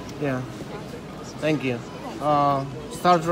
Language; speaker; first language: English; non-native, fluent; Ukrainian